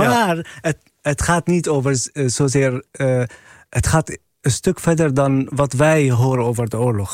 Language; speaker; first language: Dutch; non-native, fluent; Arabic